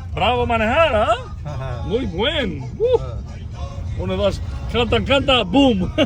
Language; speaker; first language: Spanish; non-native, learner; Albanian